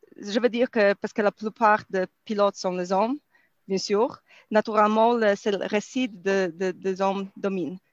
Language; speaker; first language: French; non-native, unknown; Polish